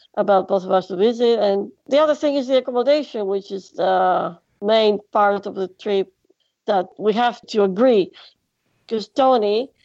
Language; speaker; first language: English; non-native, fluent; Greek